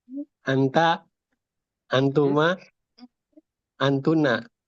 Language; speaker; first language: Arabic; non-native, learner; Indonesian